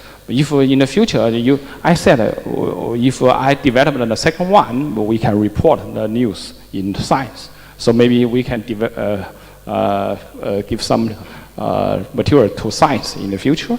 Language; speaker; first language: English; non-native, fluent; Chinese